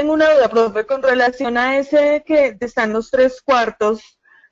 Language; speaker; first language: Spanish; native; Spanish